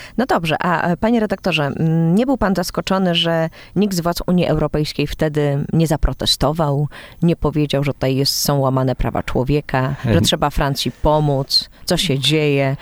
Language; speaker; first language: Polish; native; Polish